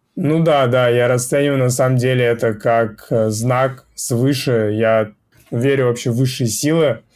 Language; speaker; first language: Russian; native; Russian